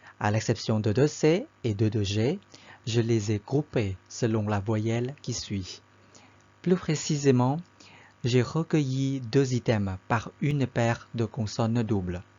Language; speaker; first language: French; non-native, fluent; Thai